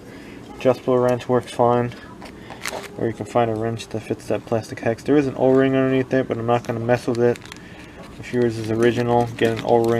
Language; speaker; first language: English; native; English